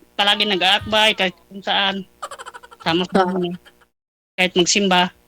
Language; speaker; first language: Filipino; non-native, local second language; Pampanga